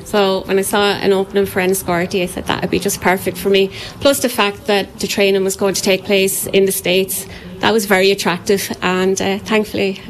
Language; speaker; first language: English; native; English